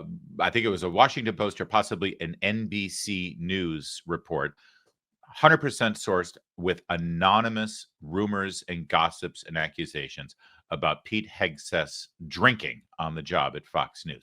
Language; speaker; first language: English; native; English